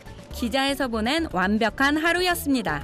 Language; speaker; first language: Korean; native; Korean